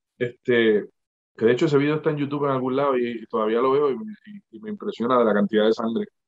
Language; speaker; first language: Spanish; native; Spanish